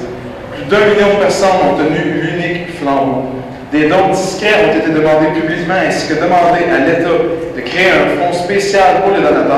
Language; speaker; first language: French; native; French